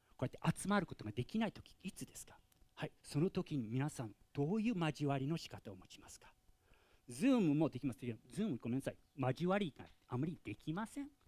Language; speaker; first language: Japanese; non-native, fluent; English